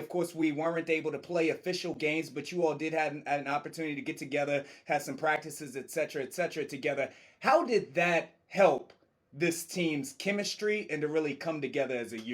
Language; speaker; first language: English; native; English